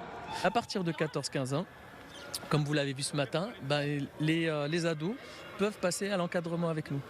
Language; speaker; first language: French; native; French